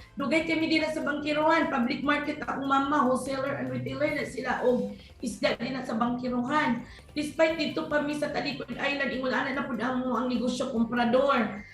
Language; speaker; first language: Cebuano; native; Cebuano